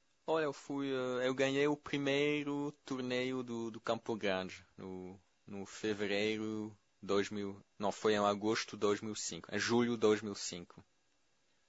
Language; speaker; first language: Portuguese; non-native, fluent; French